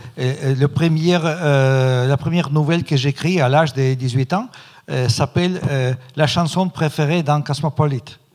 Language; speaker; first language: French; non-native, fluent; Russian